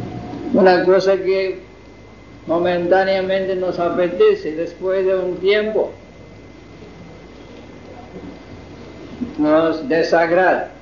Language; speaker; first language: Spanish; non-native, fluent; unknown